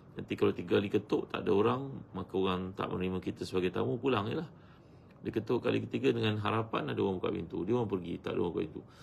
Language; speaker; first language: Malay; native; Malay